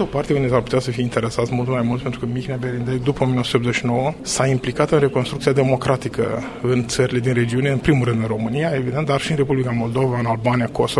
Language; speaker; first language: Romanian; native; Romanian